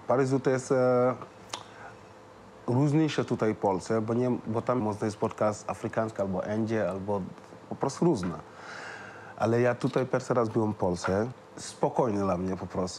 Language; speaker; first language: Polish; non-native, learner; Wolof